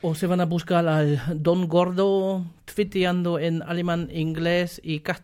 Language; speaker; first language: Spanish; non-native, fluent; German